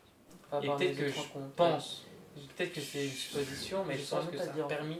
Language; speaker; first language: French; native; French